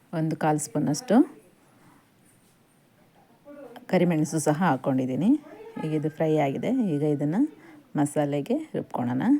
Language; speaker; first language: Kannada; native; Kannada